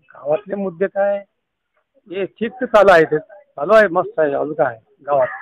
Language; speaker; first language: Marathi; native; Marathi